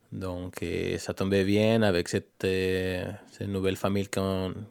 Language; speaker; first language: French; non-native, fluent; Spanish